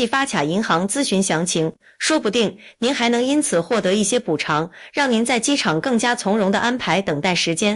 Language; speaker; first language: Chinese; native; Chinese